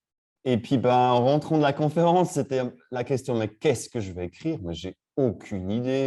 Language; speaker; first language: French; native; French